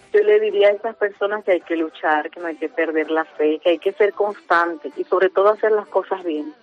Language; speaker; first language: Spanish; native; Spanish